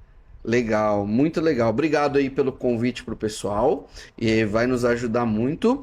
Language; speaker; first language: Portuguese; native; Portuguese